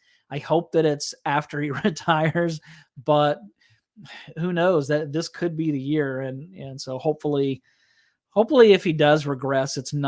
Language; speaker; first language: English; native; English